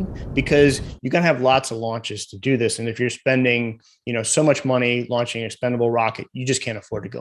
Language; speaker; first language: English; native; English